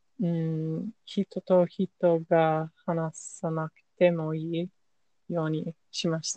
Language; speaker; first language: Japanese; non-native, learner; English